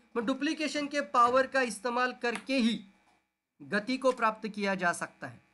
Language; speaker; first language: Hindi; non-native, local second language; Marathi